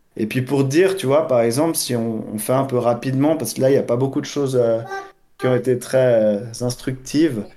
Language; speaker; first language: French; native; French